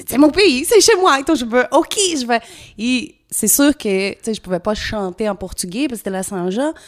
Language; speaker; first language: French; non-native, fluent; Portuguese